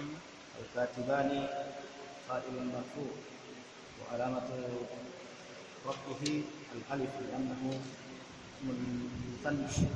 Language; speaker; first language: Arabic; non-native, learner; Indonesian